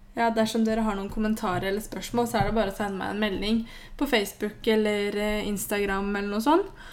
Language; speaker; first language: Norwegian; native; Norwegian